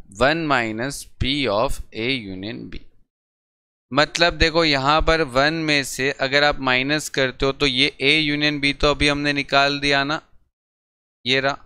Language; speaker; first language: Hindi; non-native, local second language; Gujarati